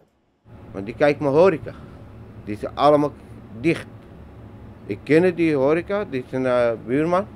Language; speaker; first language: Dutch; non-native, learner; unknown